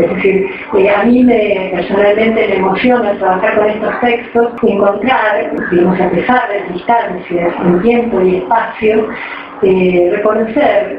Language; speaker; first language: Spanish; native; Spanish